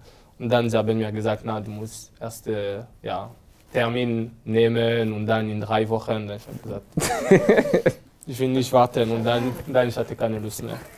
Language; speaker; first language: German; non-native, learner; French